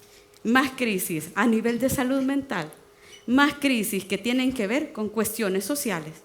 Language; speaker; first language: Spanish; native; Spanish